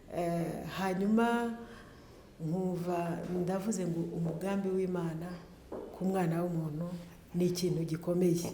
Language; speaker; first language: Kinyarwanda; native; Kinyarwanda